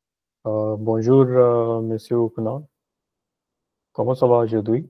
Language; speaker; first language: French; non-native, learner; Punjabi